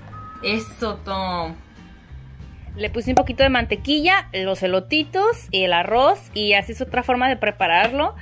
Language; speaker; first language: Spanish; native; Spanish